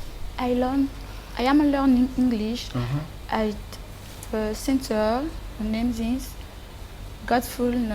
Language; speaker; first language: English; non-native, learner; French